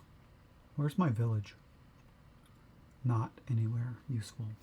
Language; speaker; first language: English; native; English